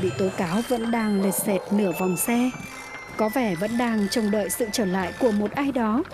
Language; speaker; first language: Vietnamese; native; Vietnamese